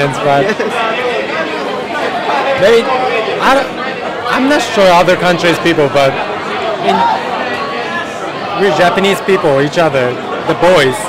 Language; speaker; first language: English; non-native, learner; Japanese